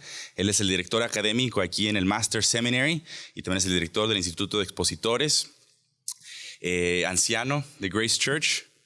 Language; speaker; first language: Spanish; native; Spanish